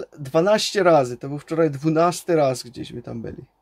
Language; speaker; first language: Polish; native; Polish